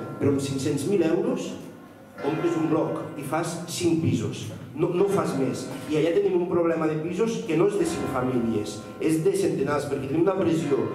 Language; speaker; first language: Catalan; native; Catalan